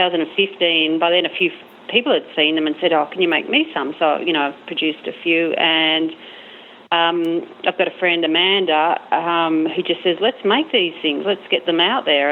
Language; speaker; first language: English; native; English